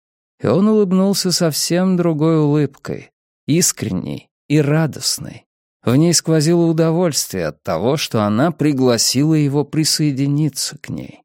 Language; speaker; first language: Russian; native; Russian